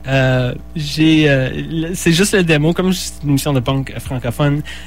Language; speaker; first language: French; native; French